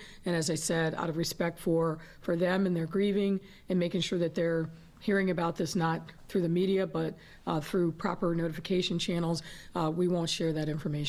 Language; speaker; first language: English; native; English